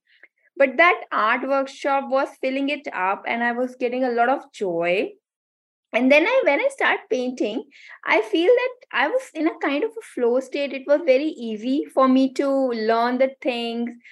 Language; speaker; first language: English; non-native, local second language; Hindi